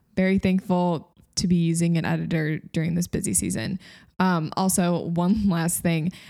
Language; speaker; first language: English; native; English